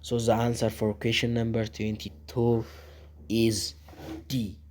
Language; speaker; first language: English; non-native, local second language; Amharic